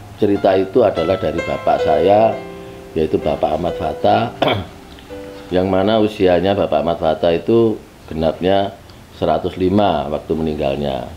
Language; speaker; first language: Indonesian; non-native, local second language; Javanese